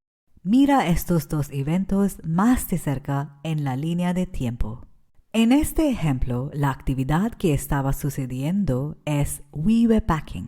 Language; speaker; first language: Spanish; non-native, fluent; English